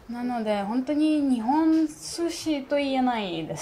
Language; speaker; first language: Japanese; non-native, fluent; Russian